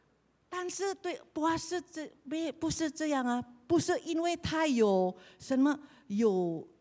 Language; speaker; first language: Chinese; non-native, learner; Indonesian